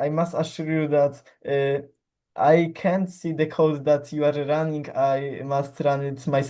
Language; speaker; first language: English; non-native, learner; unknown